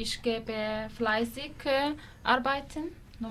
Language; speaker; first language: German; non-native, learner; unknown